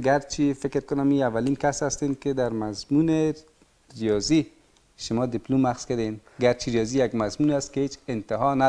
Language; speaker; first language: Persian; native; Persian